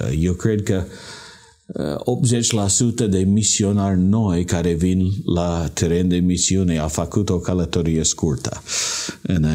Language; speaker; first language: Romanian; non-native, learner; English